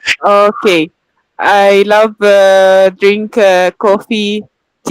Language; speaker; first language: English; non-native, learner; Arabic